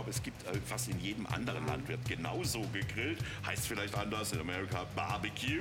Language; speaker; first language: German; native; German